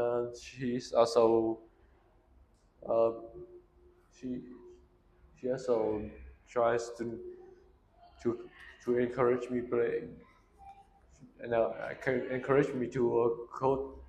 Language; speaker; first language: English; non-native, learner; Vietnamese